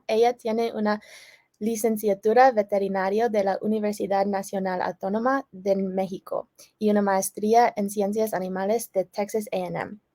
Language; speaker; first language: Spanish; non-native, fluent; English